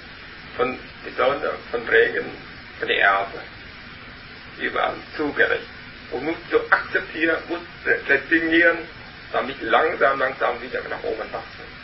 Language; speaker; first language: German; non-native, learner; Vietnamese